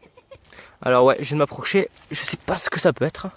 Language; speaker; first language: French; native; French